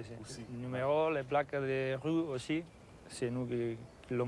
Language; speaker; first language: French; non-native, fluent; Spanish